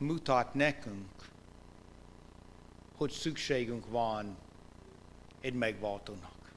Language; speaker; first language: Hungarian; non-native, fluent; English